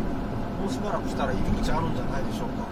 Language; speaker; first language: Japanese; native; Japanese